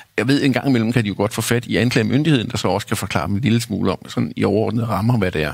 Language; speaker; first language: Danish; native; Danish